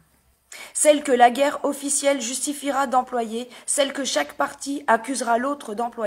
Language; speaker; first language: French; native; French